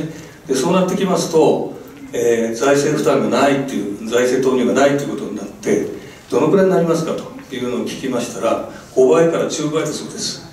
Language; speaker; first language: Japanese; native; Japanese